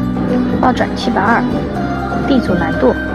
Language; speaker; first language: Chinese; native; Chinese